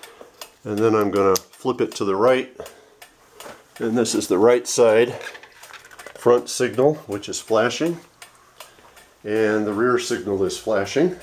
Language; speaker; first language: English; native; English